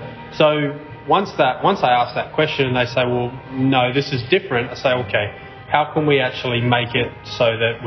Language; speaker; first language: English; native; English